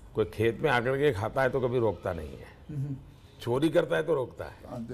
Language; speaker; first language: Hindi; non-native, local second language; Gujarati